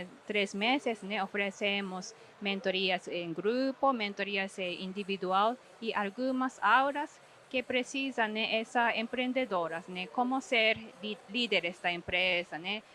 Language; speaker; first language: Portuguese; non-native, fluent; Japanese